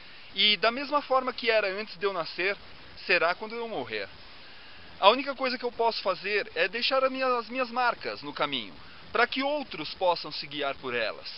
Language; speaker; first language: Portuguese; native; Portuguese